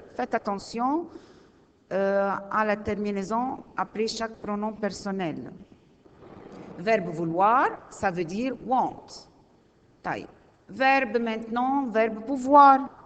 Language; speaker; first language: French; non-native, learner; Arabic